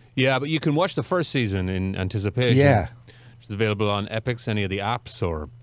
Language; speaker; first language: English; native; English